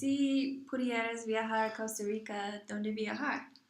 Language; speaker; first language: Spanish; non-native, learner; English